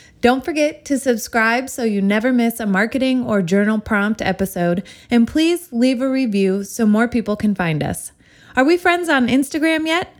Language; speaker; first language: English; native; English